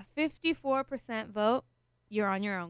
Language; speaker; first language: English; native; English